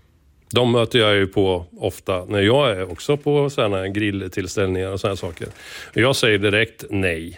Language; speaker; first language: Swedish; native; Swedish